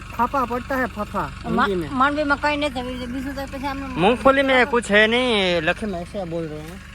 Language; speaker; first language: Hindi; non-native, local second language; Gujarati